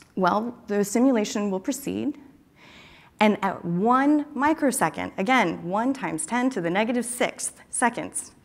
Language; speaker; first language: English; native; English